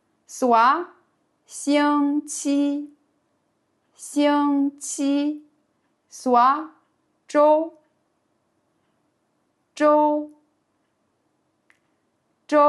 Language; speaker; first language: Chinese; non-native, fluent; French